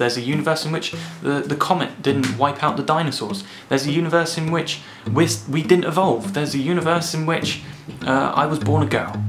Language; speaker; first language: English; native; English